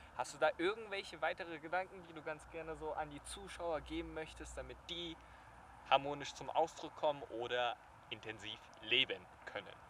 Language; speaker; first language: German; non-native, fluent; Chinese